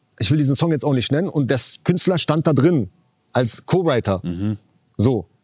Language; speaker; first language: German; early bilingual, other home language; Chechen